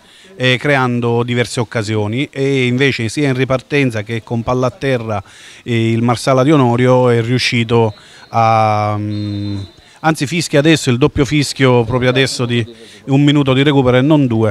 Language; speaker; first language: Italian; native; Italian